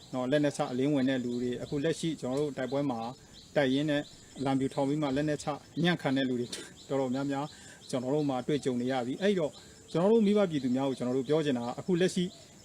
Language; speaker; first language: Burmese; native; Burmese